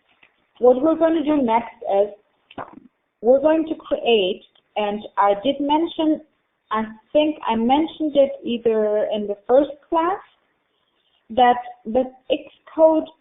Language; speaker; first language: English; non-native, fluent; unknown